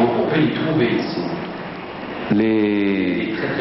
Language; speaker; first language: French; native; French